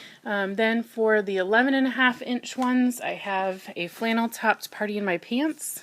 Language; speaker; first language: English; native; English